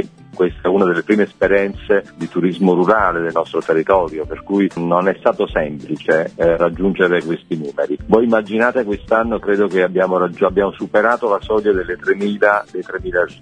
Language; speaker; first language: Italian; native; Italian